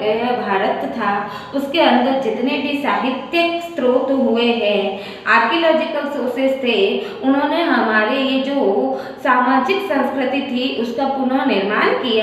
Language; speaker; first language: Hindi; native; Hindi